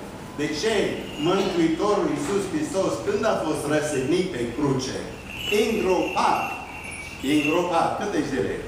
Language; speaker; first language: Romanian; early bilingual, heritage; Romanian